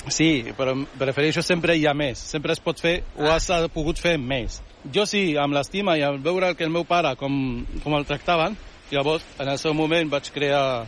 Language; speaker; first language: Catalan; early bilingual, other home language; Arabic